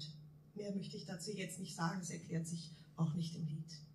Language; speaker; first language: German; native; German